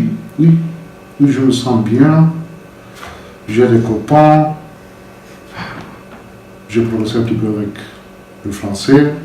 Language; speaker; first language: French; non-native, fluent; Bulgarian